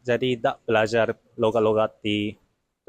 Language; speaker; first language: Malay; non-native, fluent; Japanese